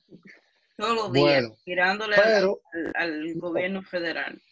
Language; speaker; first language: Spanish; early bilingual, heritage; Spanish